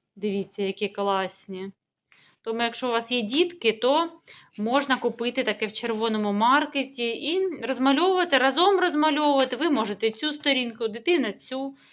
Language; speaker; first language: Ukrainian; non-native, local second language; Russian